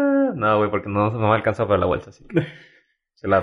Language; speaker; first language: Spanish; native; Spanish